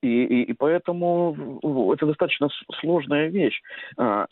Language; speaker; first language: Russian; native; Russian